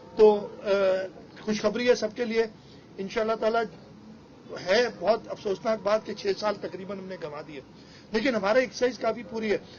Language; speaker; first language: Urdu; non-native, local second language; Sindhi